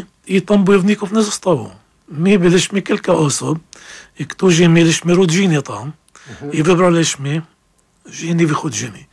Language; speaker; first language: Polish; non-native, fluent; Arabic